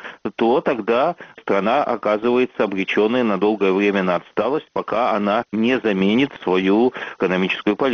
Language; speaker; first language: Russian; native; Russian